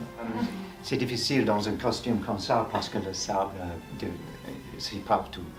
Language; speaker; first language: French; non-native, fluent; English